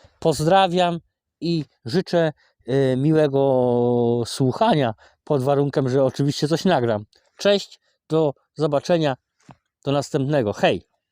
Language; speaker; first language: Polish; native; Polish